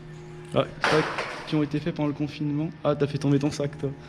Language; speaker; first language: French; native; French